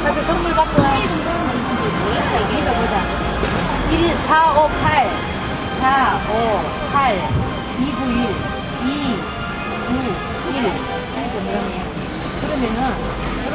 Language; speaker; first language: Korean; native; Korean